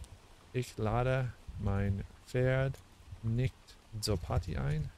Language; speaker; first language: German; non-native, learner; English